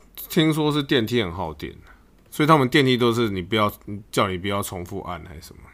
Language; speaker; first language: Chinese; native; Chinese